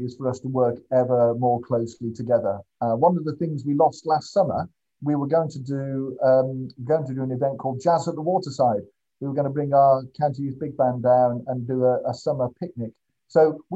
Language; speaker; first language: English; native; English